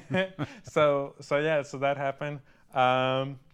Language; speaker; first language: English; early bilingual, other home language; Spanish